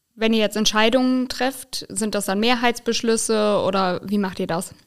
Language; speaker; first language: German; native; German